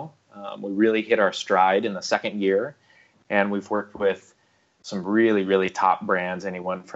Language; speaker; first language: English; native; English